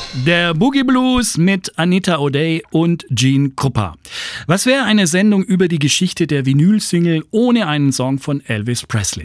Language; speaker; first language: German; native; German